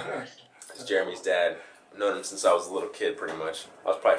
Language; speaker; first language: English; native; English